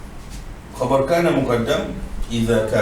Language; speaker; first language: Arabic; non-native, fluent; Malay